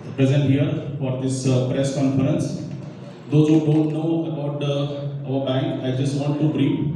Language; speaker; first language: English; non-native, local second language; Marathi